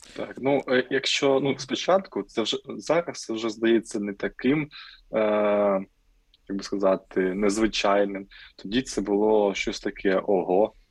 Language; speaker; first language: Ukrainian; native; Ukrainian